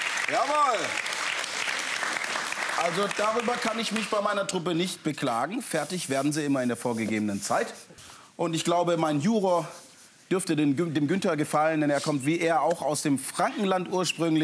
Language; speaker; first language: German; native; German